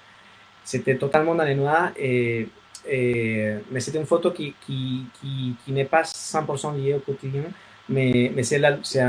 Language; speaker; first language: French; non-native, fluent; Spanish